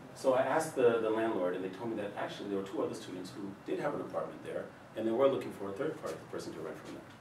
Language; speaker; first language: English; native; English